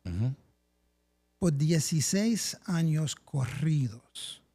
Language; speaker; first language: Spanish; early bilingual, other home language; English